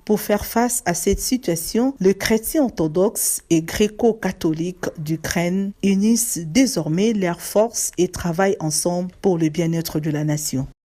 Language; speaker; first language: French; native; French